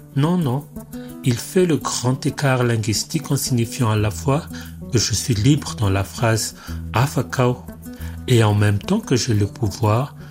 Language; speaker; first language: French; non-native, local second language; Malagasy